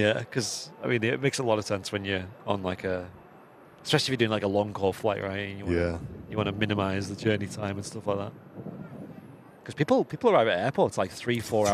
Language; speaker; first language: English; native; English